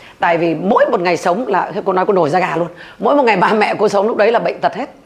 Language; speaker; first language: Vietnamese; native; Vietnamese